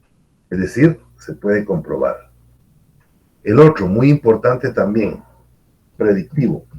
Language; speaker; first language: Spanish; native; Spanish